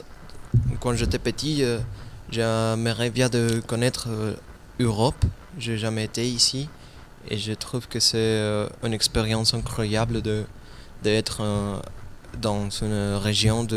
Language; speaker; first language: French; non-native, learner; Spanish